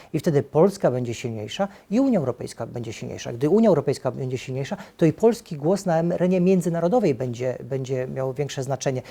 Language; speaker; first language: Polish; native; Polish